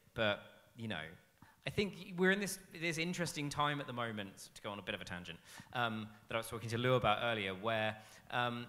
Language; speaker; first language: English; native; English